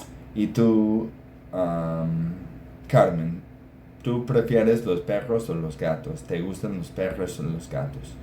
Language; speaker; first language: Spanish; non-native, fluent; English